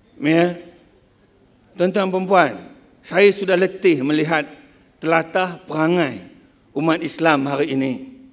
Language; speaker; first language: Malay; non-native, local second language; Chinese